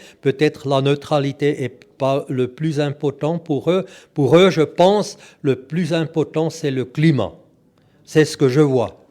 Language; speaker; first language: French; non-native, local second language; German